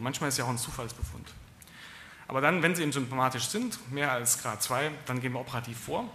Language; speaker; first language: German; native; German